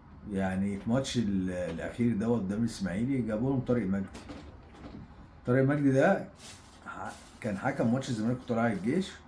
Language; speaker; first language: Arabic; native; Arabic